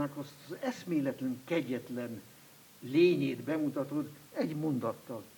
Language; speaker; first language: Hungarian; non-native, fluent; German